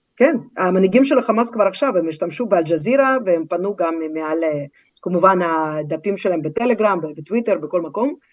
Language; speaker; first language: Hebrew; non-native, fluent; Russian